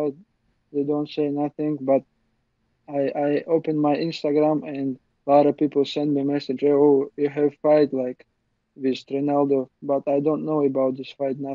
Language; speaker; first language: English; non-native, learner; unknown